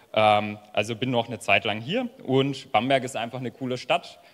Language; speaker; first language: German; native; German